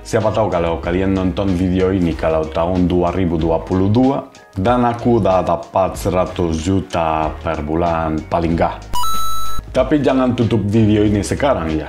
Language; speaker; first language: Indonesian; non-native, fluent; Spanish